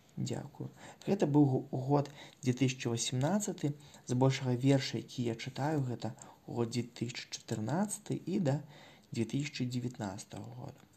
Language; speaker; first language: Belarusian; non-native, local second language; Russian